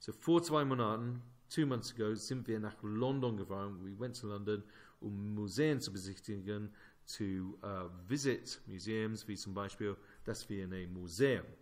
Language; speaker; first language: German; non-native, fluent; English